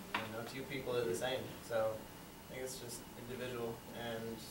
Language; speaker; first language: English; native; English